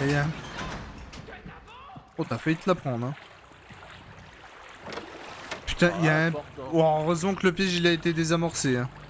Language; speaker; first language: French; native; French